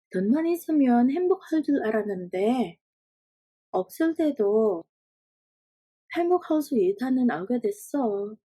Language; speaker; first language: Korean; non-native, fluent; Indonesian